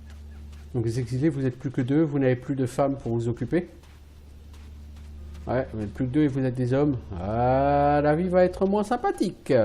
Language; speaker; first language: French; native; French